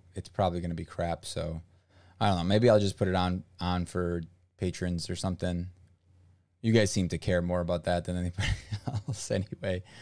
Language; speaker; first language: English; non-native, fluent; Portuguese